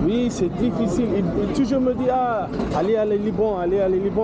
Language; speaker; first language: French; non-native, learner; English